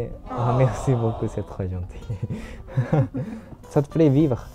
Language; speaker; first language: French; non-native, learner; Japanese